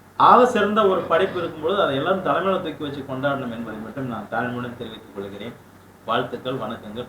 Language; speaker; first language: Tamil; native; Tamil